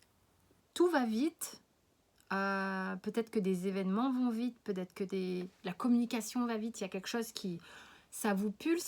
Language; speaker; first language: French; native; French